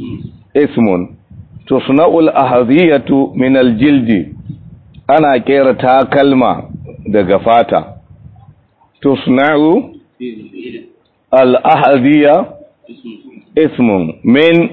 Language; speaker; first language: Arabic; non-native, fluent; Hausa